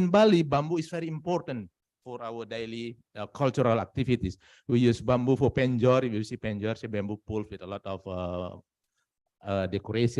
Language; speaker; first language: English; non-native, fluent; Indonesian